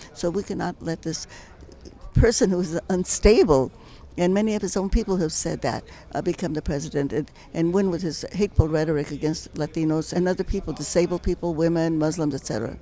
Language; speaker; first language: English; early bilingual, other home language; Spanish